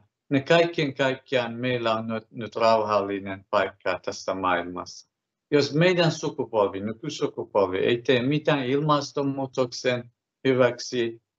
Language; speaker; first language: Finnish; non-native, fluent; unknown